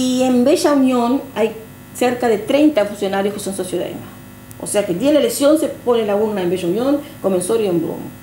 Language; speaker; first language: Spanish; native; Spanish